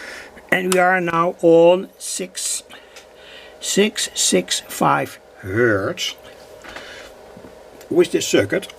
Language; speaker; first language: English; non-native, fluent; Dutch